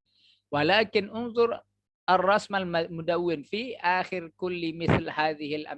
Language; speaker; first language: Arabic; non-native, fluent; Indonesian